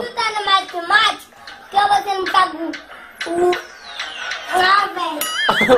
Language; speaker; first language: Portuguese; native; Portuguese